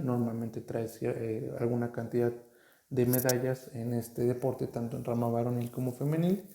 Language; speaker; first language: Spanish; native; Spanish